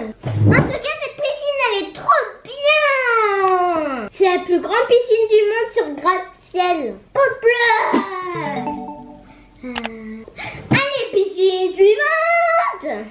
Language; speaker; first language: French; native; French